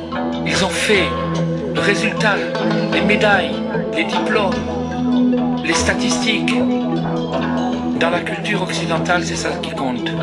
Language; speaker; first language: French; native; French